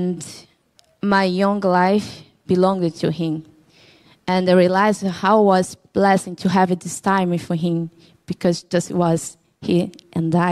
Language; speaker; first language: English; non-native, learner; Portuguese